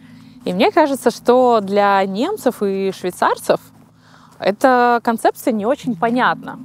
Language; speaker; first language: Russian; native; Russian